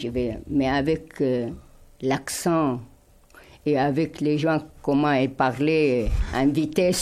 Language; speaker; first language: French; non-native, learner; Arabic